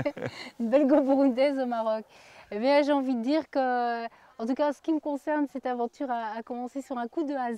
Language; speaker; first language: French; native; French